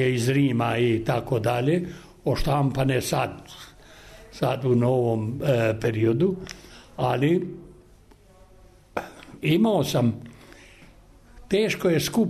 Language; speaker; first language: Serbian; non-native, local second language; Albanian